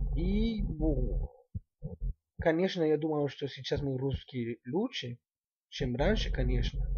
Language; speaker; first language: Russian; non-native, learner; Spanish